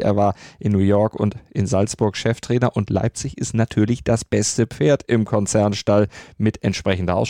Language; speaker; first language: German; native; German